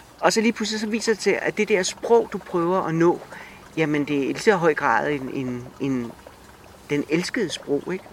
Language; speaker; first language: Danish; native; Danish